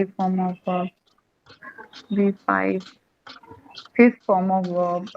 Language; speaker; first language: English; non-native, learner; Hindi